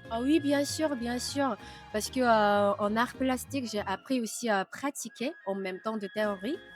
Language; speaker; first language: French; non-native, fluent; Korean